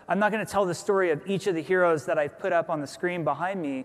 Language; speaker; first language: English; native; English